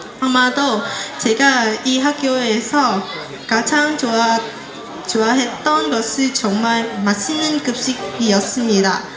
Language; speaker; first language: Korean; non-native, fluent; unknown